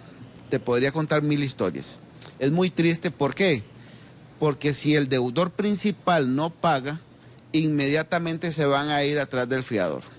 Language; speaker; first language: Spanish; native; Spanish